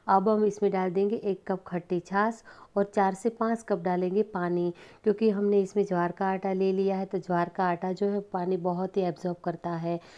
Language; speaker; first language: Hindi; non-native, local second language; Gujarati